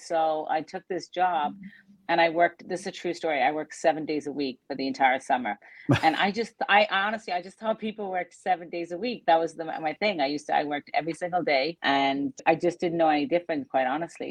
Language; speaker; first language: English; native; English